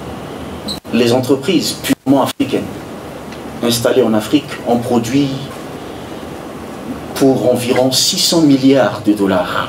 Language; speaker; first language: French; non-native, local second language; Sango